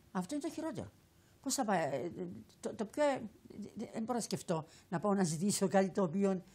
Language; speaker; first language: Greek; native; Greek